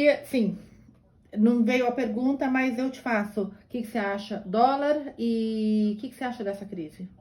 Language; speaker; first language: Portuguese; native; Portuguese